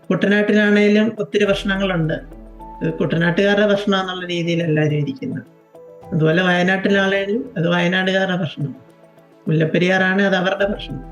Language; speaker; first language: Malayalam; native; Malayalam